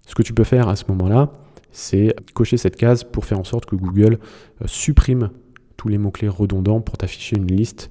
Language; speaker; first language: French; native; French